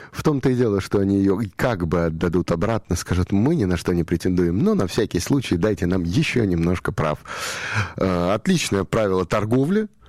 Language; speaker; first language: Russian; native; Russian